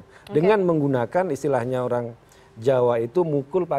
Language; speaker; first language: Indonesian; native; Indonesian